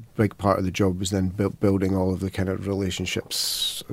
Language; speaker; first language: English; native; English